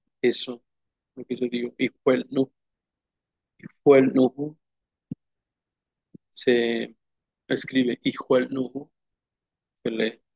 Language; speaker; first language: Spanish; non-native, local second language; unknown